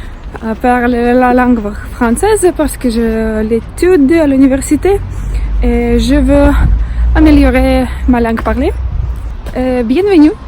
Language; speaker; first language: French; non-native, learner; Russian